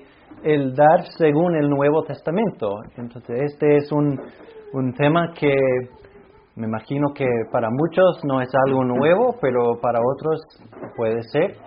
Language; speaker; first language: Spanish; non-native, fluent; English